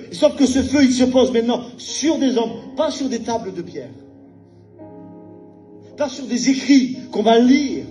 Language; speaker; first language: French; native; French